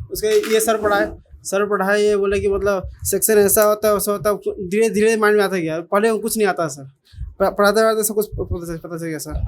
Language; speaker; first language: Hindi; native; Hindi